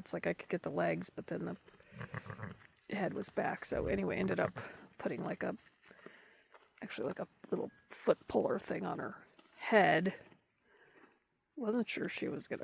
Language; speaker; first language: English; native; English